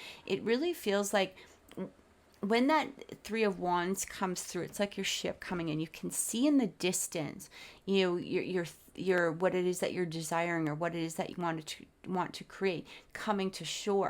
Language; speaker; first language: English; native; English